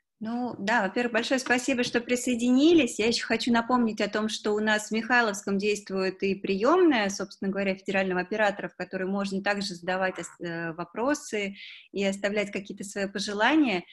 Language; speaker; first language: Russian; native; Russian